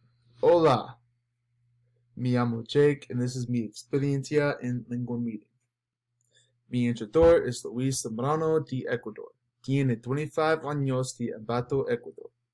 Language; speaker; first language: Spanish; non-native, learner; English